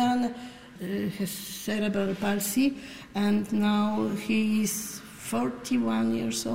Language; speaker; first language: English; non-native, learner; Polish